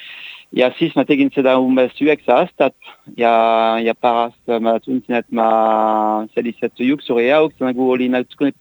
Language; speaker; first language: Estonian; non-native, learner; French